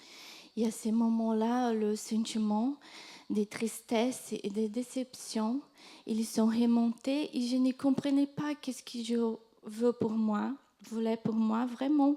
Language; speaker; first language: French; non-native, fluent; Portuguese